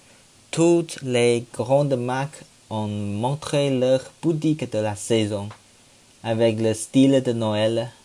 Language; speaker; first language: French; non-native, learner; Chinese